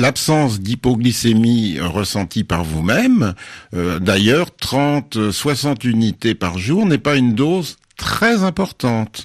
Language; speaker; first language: French; native; French